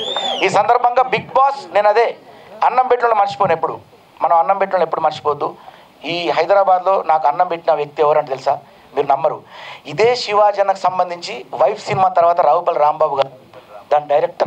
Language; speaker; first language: Telugu; native; Telugu